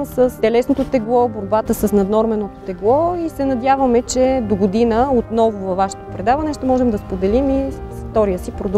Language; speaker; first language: Bulgarian; native; Bulgarian